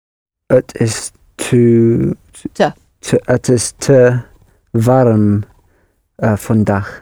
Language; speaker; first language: Dutch; non-native, learner; English